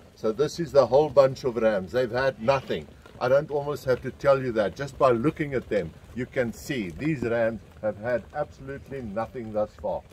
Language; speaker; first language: English; non-native, local second language; Afrikaans